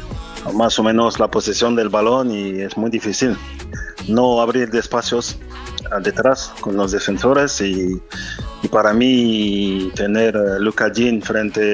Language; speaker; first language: Spanish; non-native, fluent; French